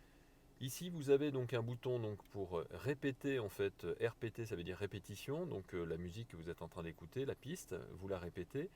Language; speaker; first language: French; native; French